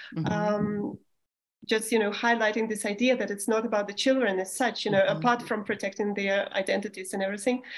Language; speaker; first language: English; non-native, fluent; Russian